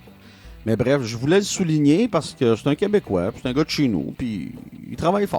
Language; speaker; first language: French; native; French